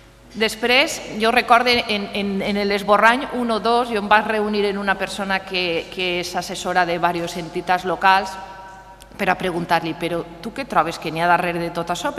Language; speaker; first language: Catalan; native; Catalan